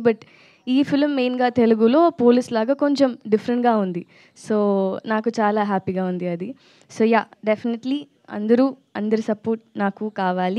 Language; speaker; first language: Telugu; non-native, learner; Tamil